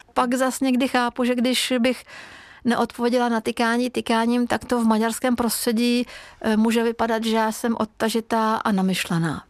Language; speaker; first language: Czech; non-native, fluent; Hungarian